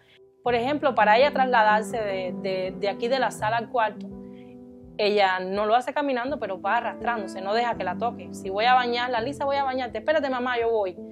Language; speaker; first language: Spanish; native; Spanish